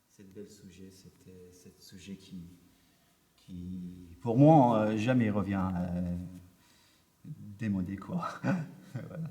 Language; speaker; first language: French; non-native, learner; Persian